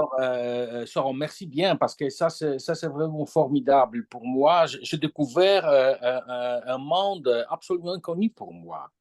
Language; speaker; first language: French; non-native, fluent; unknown